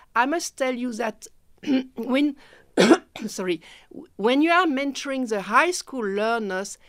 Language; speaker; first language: English; non-native, fluent; French